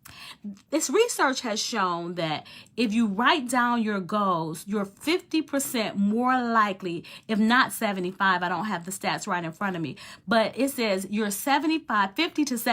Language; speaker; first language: English; native; English